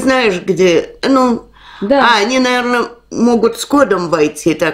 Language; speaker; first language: Russian; native; Russian